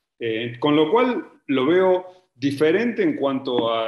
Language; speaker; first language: Spanish; native; Spanish